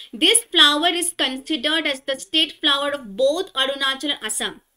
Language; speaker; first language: Hindi; non-native, local second language; Assamese